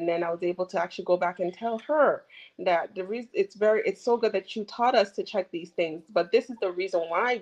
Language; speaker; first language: English; non-native, local second language; Akan